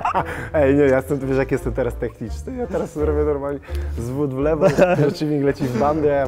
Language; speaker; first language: Polish; native; Polish